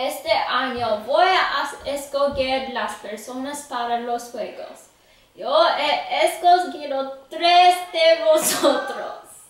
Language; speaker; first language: Spanish; non-native, learner; English